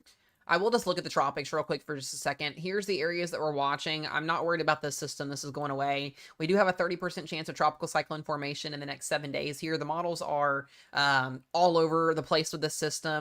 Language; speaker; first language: English; native; English